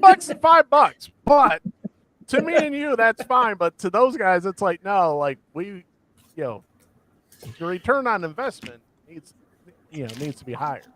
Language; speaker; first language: English; native; English